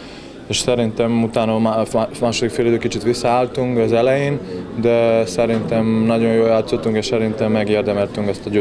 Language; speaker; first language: Hungarian; non-native, fluent; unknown